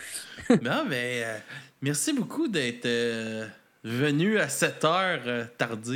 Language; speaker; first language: French; native; French